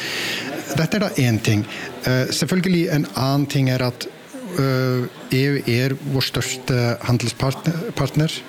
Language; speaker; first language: Norwegian; non-native, fluent; Icelandic